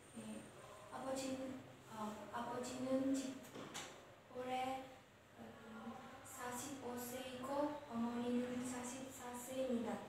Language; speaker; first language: Korean; non-native, learner; Vietnamese